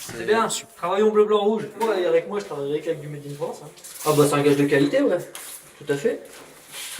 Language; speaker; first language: French; native; French